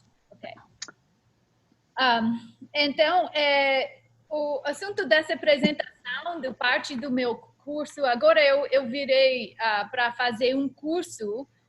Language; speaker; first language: Portuguese; non-native, learner; English